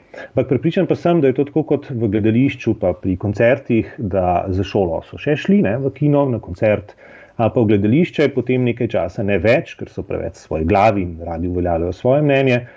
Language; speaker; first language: Slovenian; native; Slovenian